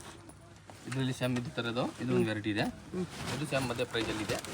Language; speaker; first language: Kannada; non-native, local second language; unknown